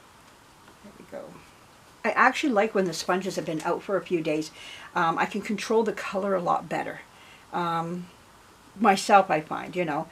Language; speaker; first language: English; native; English